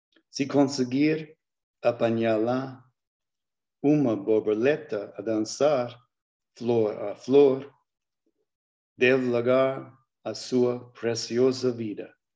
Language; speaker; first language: Portuguese; non-native, learner; English